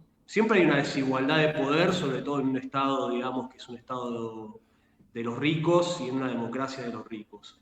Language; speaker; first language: Spanish; native; Spanish